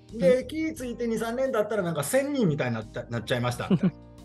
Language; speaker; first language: Japanese; native; Japanese